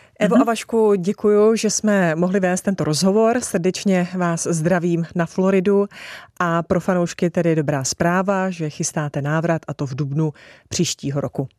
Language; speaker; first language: Czech; native; Czech